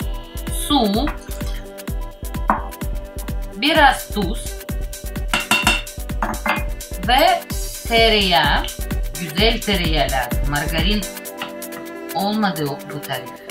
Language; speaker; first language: Turkish; non-native, learner; Russian